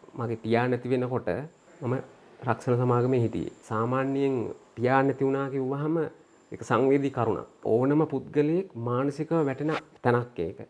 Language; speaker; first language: Sinhala; native; Sinhala